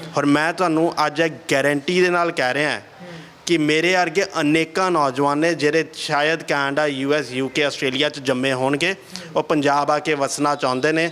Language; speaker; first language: Punjabi; early bilingual, heritage; Punjabi